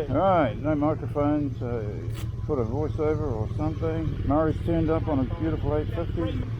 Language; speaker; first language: English; native; English